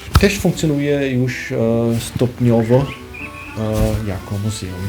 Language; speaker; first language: Polish; non-native, fluent; German